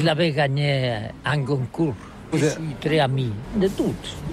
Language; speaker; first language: French; non-native, learner; Catalan